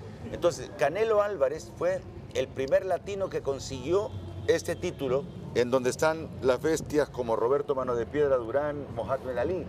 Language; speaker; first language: Spanish; native; Spanish